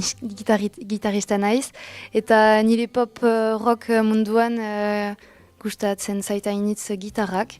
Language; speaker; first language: Basque; non-native, local second language; French